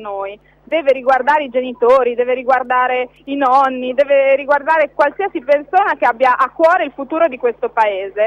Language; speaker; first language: Italian; native; Italian